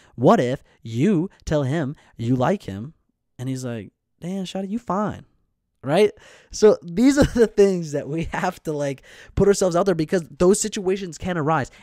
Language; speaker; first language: English; native; English